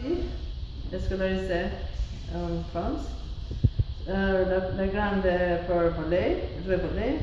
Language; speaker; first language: French; non-native, learner; Albanian